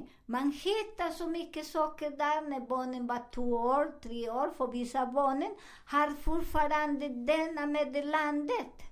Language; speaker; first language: Swedish; non-native, learner; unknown